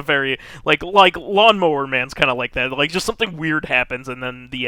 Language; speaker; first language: English; native; English